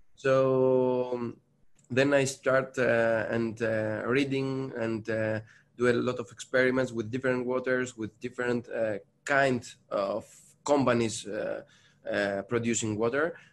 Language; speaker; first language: English; non-native, learner; Greek